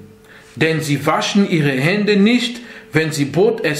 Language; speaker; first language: German; non-native, fluent; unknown